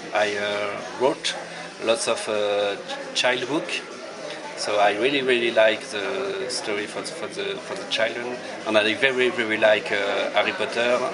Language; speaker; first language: English; non-native, learner; French